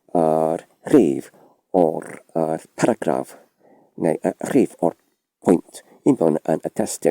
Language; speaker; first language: Welsh; non-native, learner; English